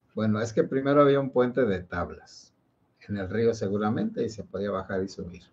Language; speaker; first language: Spanish; native; Spanish